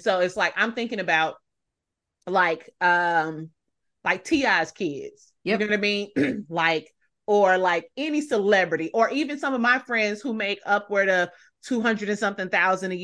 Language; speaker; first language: English; native; English